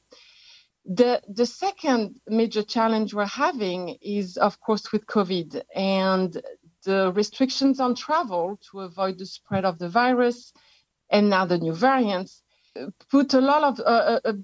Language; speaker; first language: English; non-native, fluent; French